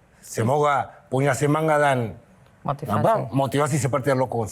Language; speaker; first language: Indonesian; non-native, fluent; Spanish